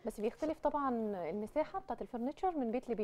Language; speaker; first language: Arabic; native; Arabic